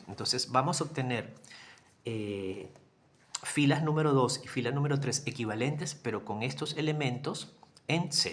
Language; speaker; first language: Spanish; native; Spanish